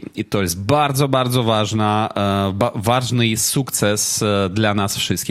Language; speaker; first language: Polish; non-native, fluent; Ukrainian